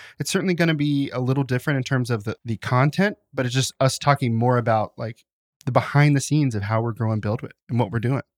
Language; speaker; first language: English; native; English